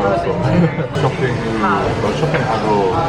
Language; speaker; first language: Korean; non-native, learner; English